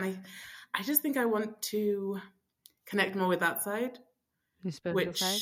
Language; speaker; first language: English; native; English